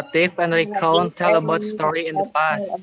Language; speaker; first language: English; non-native, learner; Indonesian